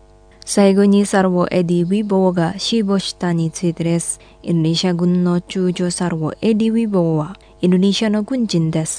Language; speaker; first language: Japanese; non-native, fluent; Indonesian